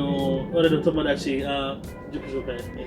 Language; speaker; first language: Japanese; non-native, learner; English